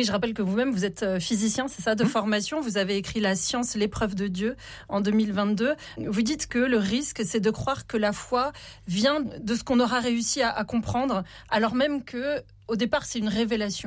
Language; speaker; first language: French; native; French